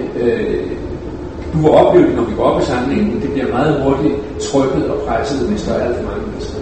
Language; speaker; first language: Danish; native; Danish